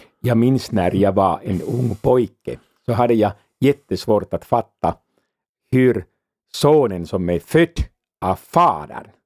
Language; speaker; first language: Swedish; non-native, fluent; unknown